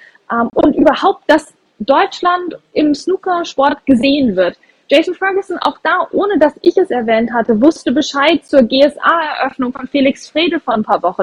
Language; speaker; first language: German; native; German